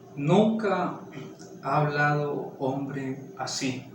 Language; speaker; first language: Spanish; native; Spanish